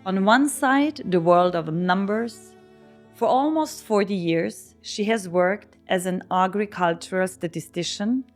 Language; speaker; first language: English; non-native, fluent; Slovenian